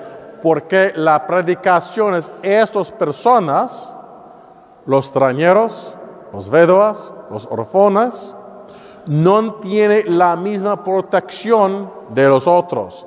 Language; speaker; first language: Spanish; non-native, learner; English